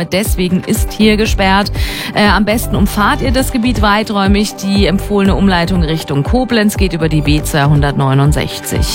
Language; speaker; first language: German; native; German